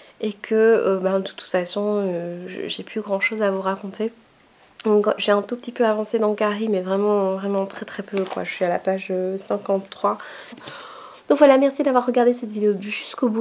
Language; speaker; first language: French; native; French